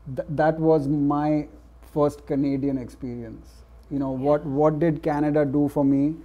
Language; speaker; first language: English; non-native, local second language; Gujarati